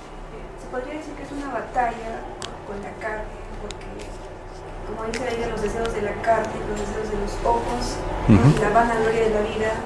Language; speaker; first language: Spanish; native; Spanish